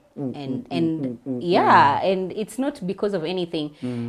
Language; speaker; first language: English; non-native, local second language; Swahili